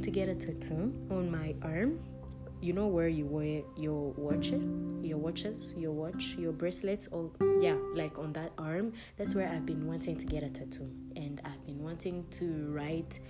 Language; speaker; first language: English; non-native, local second language; Kinyarwanda